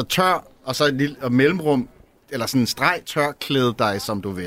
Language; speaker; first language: Danish; native; Danish